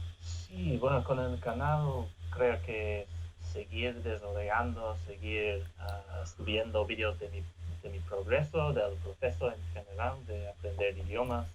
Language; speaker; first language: Spanish; non-native, fluent; English